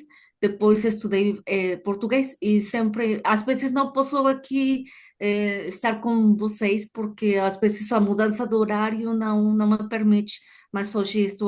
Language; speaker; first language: Portuguese; non-native, fluent; Spanish